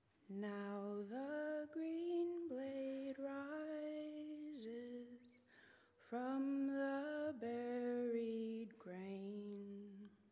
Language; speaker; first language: English; native; English